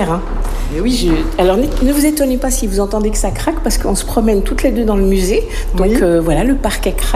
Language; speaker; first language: French; native; French